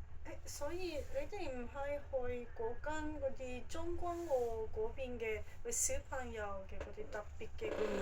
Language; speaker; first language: Cantonese; non-native, fluent; Japanese